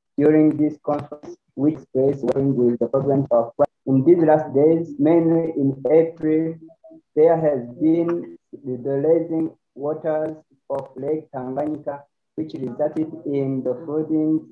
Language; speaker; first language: English; non-native, learner; Rundi